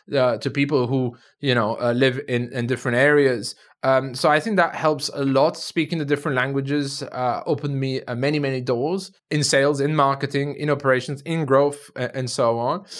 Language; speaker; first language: English; non-native, fluent; Turkish